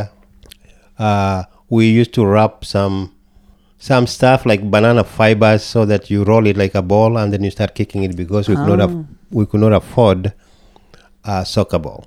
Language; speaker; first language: English; non-native, local second language; Gusii